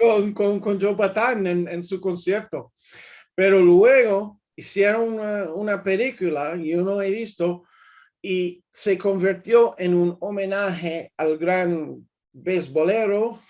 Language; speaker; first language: Spanish; early bilingual, heritage; English